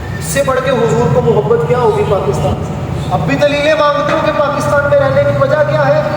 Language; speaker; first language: Urdu; non-native, local second language; Punjabi